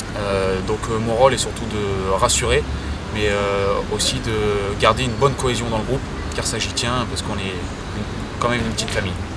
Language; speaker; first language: French; native; French